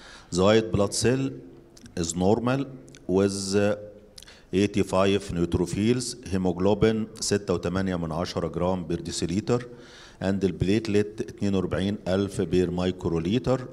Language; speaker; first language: English; non-native, fluent; Arabic